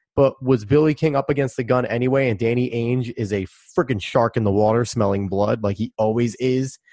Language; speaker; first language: English; native; English